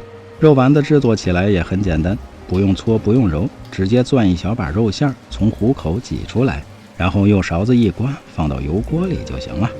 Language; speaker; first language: Chinese; native; Chinese